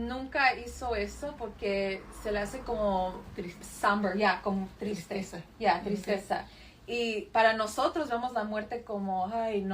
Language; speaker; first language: Spanish; early bilingual, other home language; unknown